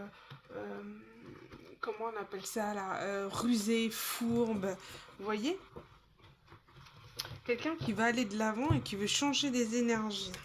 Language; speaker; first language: French; native; French